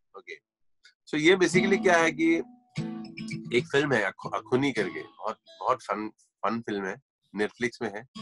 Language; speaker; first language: Hindi; non-native, local second language; Assamese